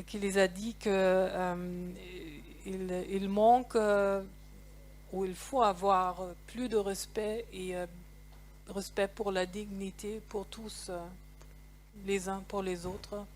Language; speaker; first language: French; non-native, fluent; German